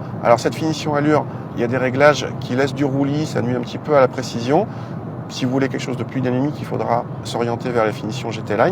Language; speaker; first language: French; native; French